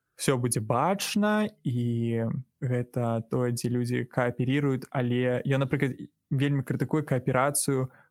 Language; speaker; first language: Belarusian; non-native, local second language; Russian